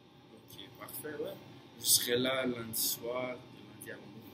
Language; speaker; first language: French; non-native, fluent; English